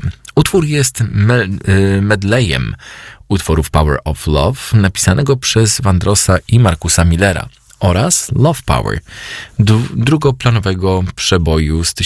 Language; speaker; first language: Polish; native; Polish